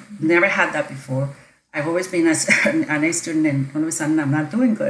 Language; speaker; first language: English; non-native, fluent; Spanish